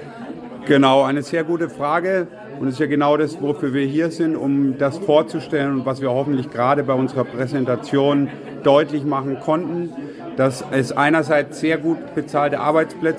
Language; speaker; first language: German; native; German